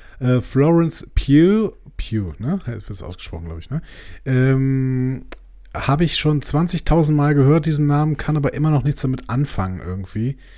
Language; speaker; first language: German; native; German